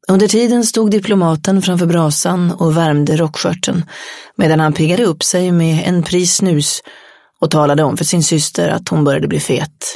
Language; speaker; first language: Swedish; native; Swedish